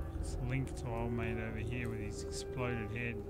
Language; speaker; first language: English; native; English